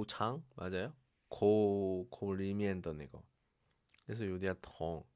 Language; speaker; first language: Chinese; non-native, learner; Korean